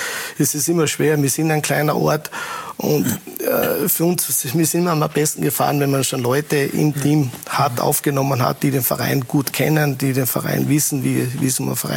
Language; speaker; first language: German; native; German